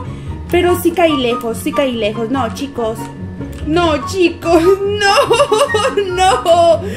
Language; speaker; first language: Spanish; native; Spanish